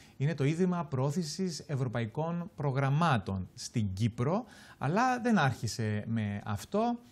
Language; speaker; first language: Greek; native; Greek